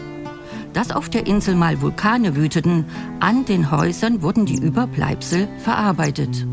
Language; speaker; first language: German; native; German